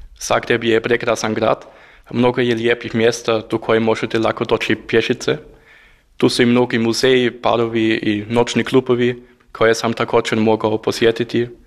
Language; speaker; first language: Croatian; non-native, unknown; German